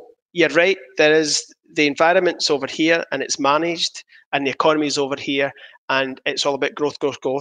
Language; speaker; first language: English; native; English